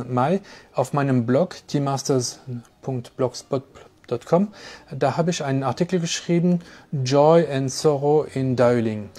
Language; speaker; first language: German; non-native, fluent; French